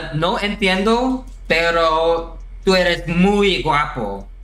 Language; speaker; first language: Spanish; non-native, learner; English